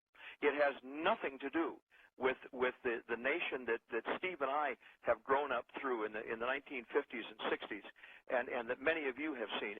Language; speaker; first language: English; native; English